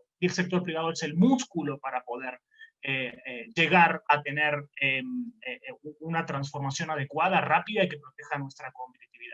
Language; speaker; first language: Spanish; native; Spanish